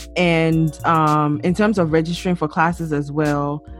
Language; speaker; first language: English; non-native, local second language; Akan